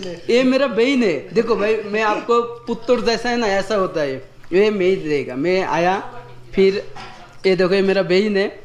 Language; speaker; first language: Hindi; non-native, learner; Bangla